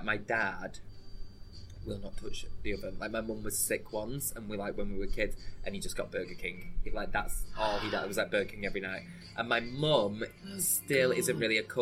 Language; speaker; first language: English; native; English